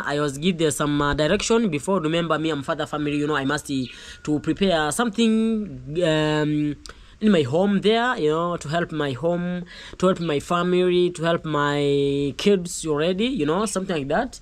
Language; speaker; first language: English; non-native, learner; Swahili